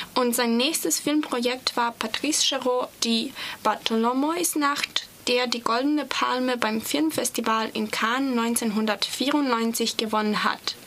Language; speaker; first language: German; non-native, fluent; Serbian